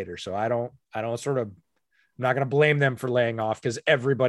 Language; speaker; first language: English; native; English